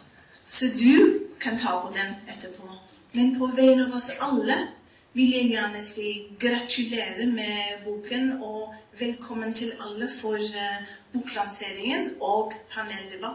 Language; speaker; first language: Norwegian; non-native, fluent; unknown